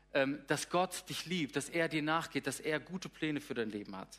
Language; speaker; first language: German; native; German